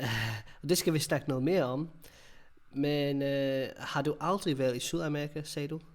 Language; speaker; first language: Danish; non-native, fluent; English